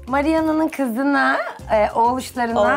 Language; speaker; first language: Turkish; native; Turkish